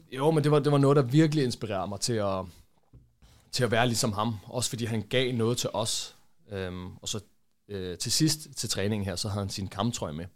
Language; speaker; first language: Danish; early bilingual, other home language; Portuguese